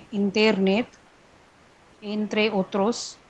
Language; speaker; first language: Spanish; non-native, learner; Hindi